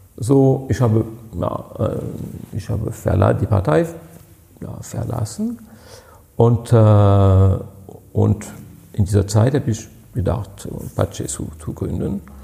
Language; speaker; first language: German; non-native, fluent; French